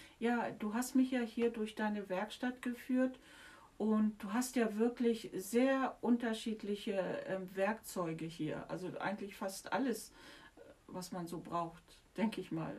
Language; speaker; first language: German; native; German